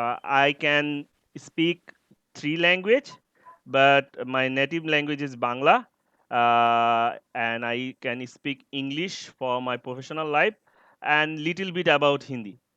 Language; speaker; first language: English; non-native, learner; Bangla